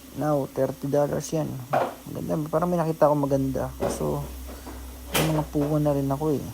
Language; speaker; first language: Filipino; native; Filipino